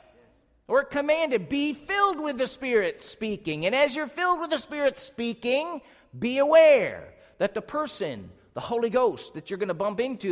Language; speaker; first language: English; native; English